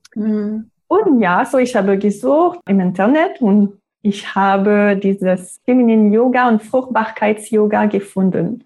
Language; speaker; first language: German; non-native, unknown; French